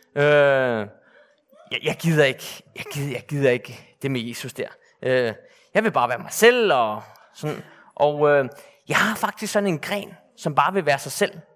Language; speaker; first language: Danish; native; Danish